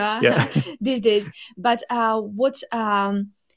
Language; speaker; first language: English; non-native, fluent; Slovak